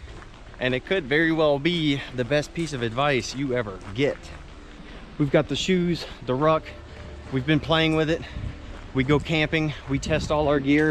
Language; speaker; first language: English; native; English